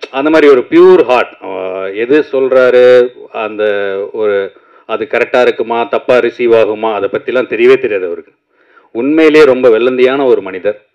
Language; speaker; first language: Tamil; native; Tamil